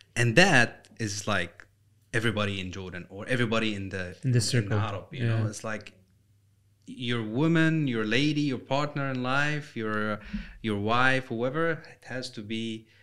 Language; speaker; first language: English; non-native, fluent; Arabic